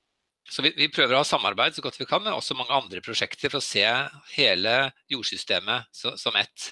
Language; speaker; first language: Norwegian; native; Norwegian